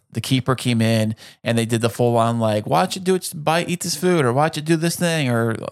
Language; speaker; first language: English; native; English